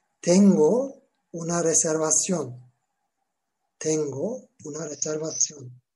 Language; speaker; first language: Spanish; non-native, learner; Turkish